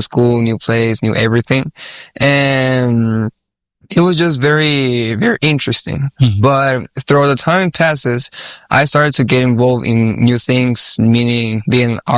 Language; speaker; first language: English; non-native, fluent; Spanish